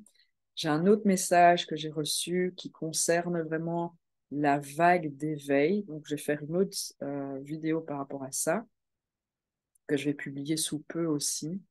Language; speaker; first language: French; native; French